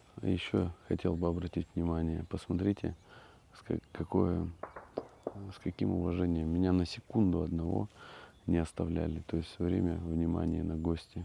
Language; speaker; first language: Russian; native; Russian